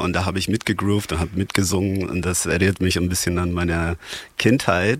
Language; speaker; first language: German; non-native, fluent; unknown